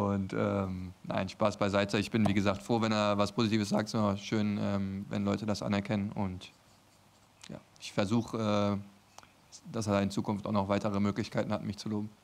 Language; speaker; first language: German; native; German